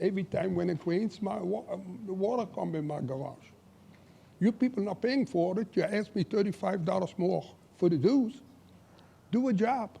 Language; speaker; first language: English; native; English